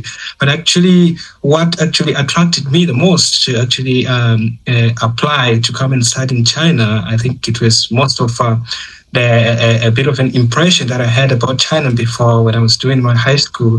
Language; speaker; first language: English; non-native, local second language; Shona